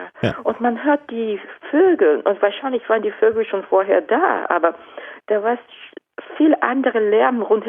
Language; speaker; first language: German; non-native, fluent; Japanese